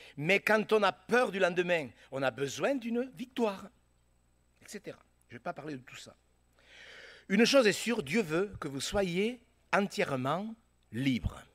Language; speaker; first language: French; native; French